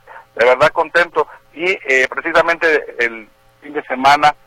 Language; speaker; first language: Spanish; native; Spanish